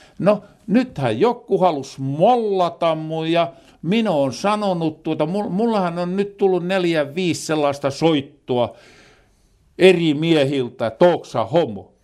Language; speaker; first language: Finnish; native; Finnish